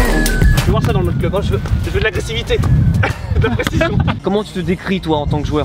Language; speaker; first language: French; native; French